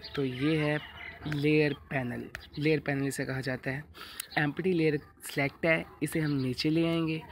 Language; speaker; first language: Urdu; non-native, local second language; Punjabi